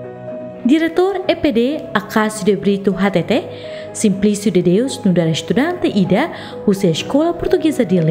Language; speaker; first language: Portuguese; non-native, local second language; Tetum